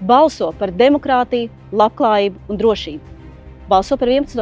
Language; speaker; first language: Latvian; native; Latvian